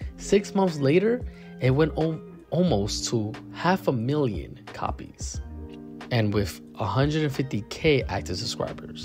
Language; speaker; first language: English; native; English